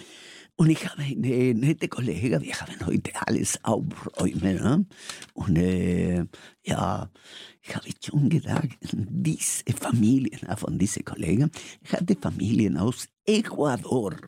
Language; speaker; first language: German; non-native, fluent; Spanish